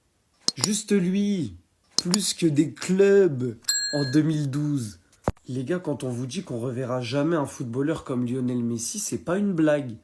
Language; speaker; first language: French; native; French